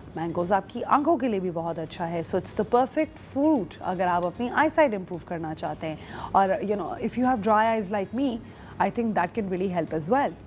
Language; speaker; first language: Urdu; native; Urdu